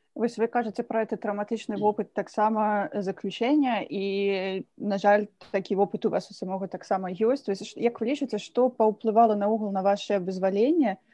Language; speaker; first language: Belarusian; native; Belarusian